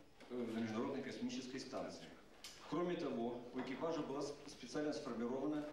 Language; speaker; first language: Russian; native; Russian